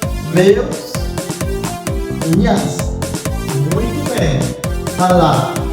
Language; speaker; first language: Portuguese; non-native, fluent; Haitian Creole